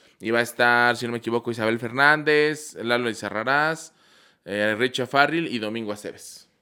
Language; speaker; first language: Spanish; native; Spanish